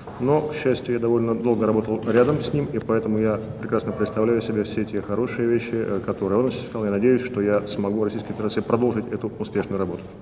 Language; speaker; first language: Russian; native; Russian